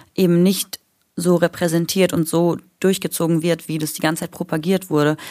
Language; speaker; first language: German; native; German